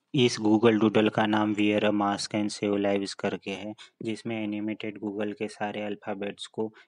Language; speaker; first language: Hindi; native; Hindi